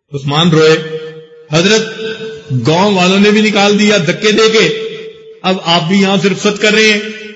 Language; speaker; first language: Urdu; non-native, local second language; Punjabi